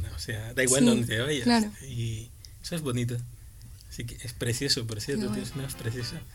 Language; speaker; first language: Spanish; native; Spanish